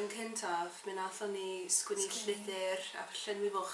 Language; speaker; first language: Welsh; non-native, learner; English